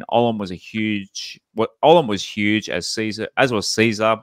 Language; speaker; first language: English; native; English